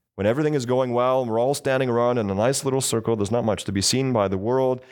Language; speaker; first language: English; native; English